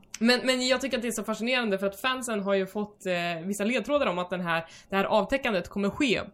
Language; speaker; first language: Swedish; native; Swedish